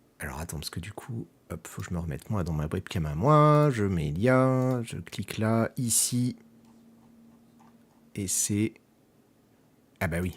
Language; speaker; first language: French; native; French